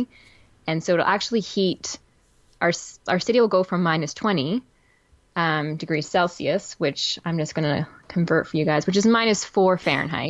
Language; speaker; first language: English; native; English